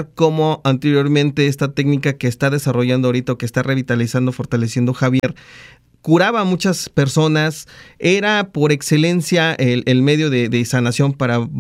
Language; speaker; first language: Spanish; native; Spanish